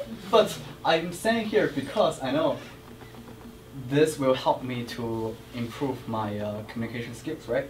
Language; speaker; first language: English; non-native, fluent; Chinese